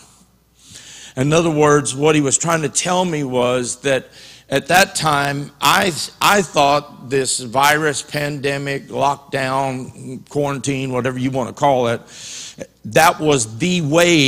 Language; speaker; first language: English; native; English